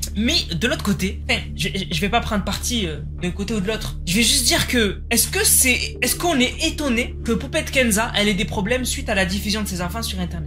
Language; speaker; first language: French; native; French